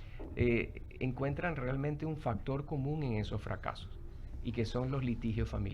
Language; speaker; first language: Spanish; native; Spanish